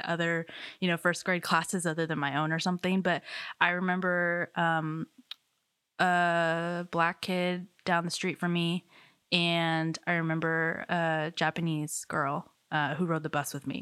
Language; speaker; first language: English; native; English